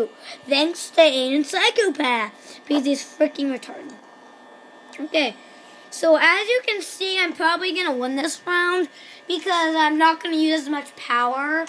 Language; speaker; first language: English; native; English